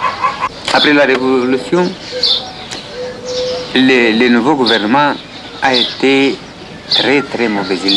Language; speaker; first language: French; non-native, learner; Romanian